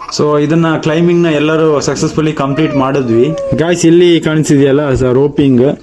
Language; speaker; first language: Kannada; non-native, local second language; Tulu